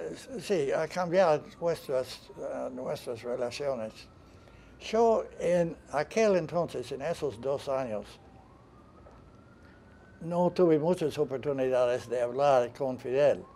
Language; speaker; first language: Spanish; non-native, fluent; English